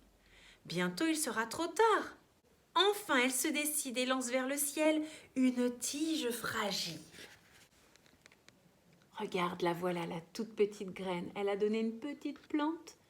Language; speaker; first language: French; native; French